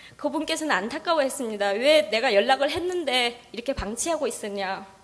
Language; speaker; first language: Korean; native; Korean